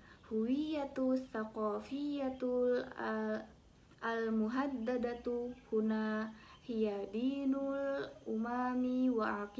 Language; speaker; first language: Arabic; non-native, learner; Indonesian